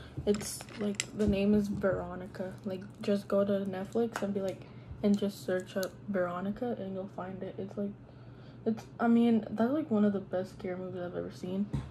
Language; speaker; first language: English; early bilingual, other home language; Spanish